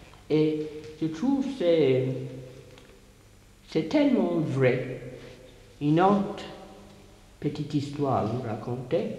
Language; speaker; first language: French; non-native, fluent; English